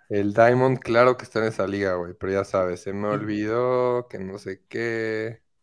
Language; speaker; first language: Spanish; native; Spanish